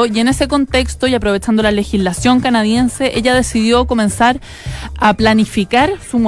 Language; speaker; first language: Spanish; native; Spanish